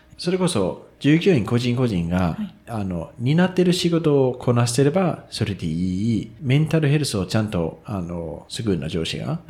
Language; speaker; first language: Japanese; non-native, fluent; Danish